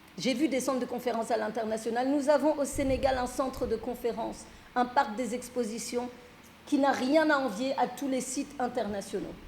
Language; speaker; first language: French; early bilingual, other home language; Fula